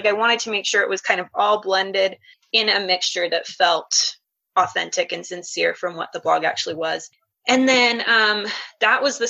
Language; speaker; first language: English; native; English